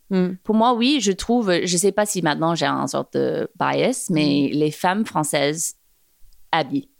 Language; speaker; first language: French; non-native, fluent; English